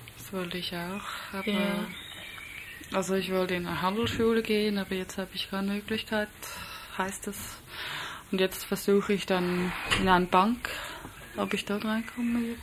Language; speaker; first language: German; non-native, fluent; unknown